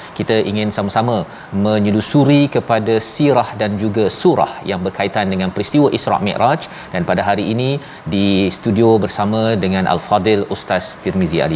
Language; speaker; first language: Malay; native; Malay